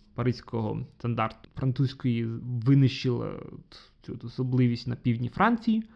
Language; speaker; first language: Ukrainian; non-native, local second language; Russian